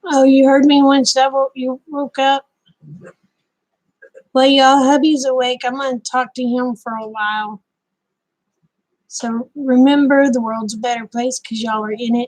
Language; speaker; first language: English; native; English